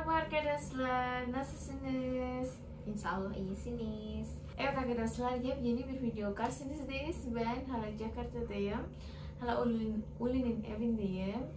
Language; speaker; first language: Turkish; non-native, learner; Indonesian